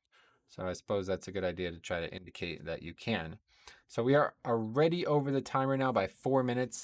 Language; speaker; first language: English; native; English